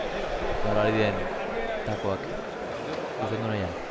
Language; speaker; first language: Basque; native; Basque